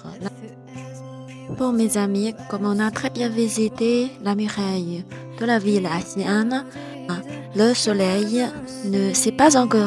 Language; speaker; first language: French; non-native, fluent; Chinese